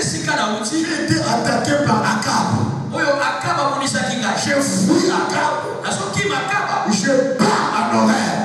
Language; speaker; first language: French; non-native, local second language; Lingala